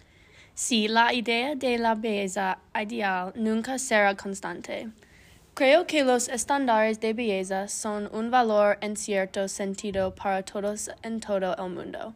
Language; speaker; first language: Spanish; non-native, learner; English